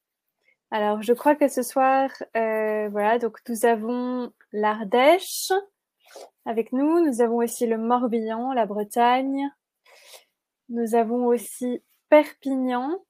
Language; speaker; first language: French; native; French